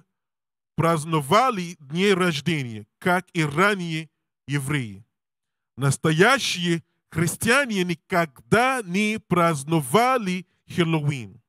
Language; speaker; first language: Russian; non-native, learner; English